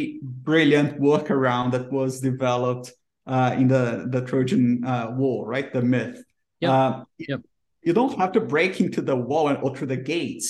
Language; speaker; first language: English; non-native, fluent; Portuguese